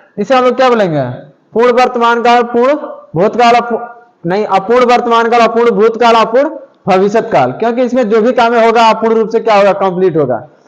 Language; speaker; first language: Hindi; native; Hindi